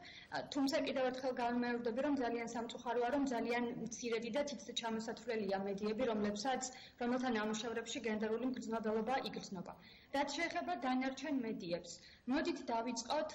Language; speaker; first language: Georgian; native; Georgian